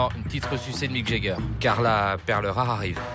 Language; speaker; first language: French; native; French